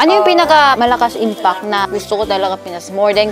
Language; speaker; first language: Filipino; non-native, fluent; Korean